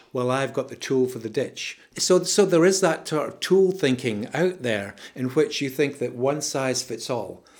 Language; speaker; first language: English; native; English